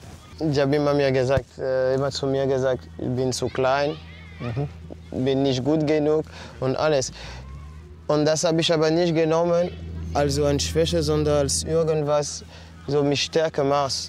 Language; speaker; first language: German; non-native, fluent; French